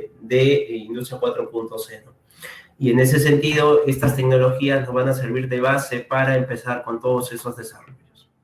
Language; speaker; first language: Spanish; native; Spanish